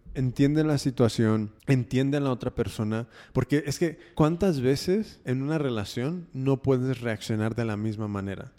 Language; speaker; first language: Spanish; early bilingual, heritage; Spanish